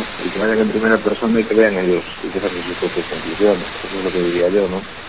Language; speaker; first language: Spanish; native; Spanish